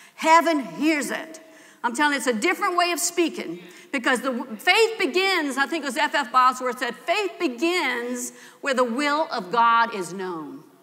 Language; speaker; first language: English; native; English